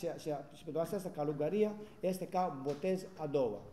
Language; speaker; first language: Romanian; non-native, learner; Greek